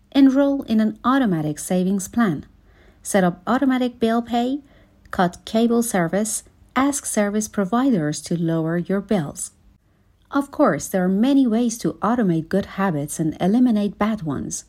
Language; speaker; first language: English; non-native, fluent; Persian